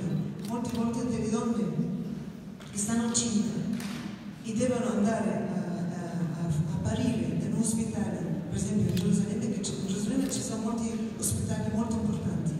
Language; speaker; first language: Italian; non-native, fluent; Arabic